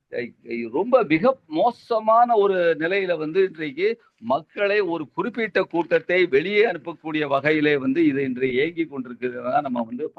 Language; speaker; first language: Tamil; native; Tamil